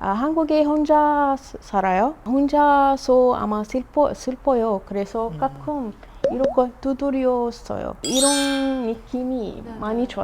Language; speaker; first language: Korean; non-native, learner; Arabic